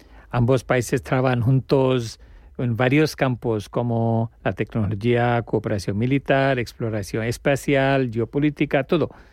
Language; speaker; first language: Spanish; non-native, learner; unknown